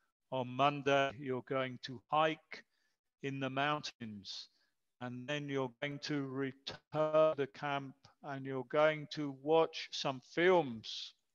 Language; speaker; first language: English; native; English